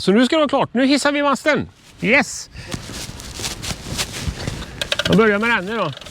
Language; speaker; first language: Swedish; native; Swedish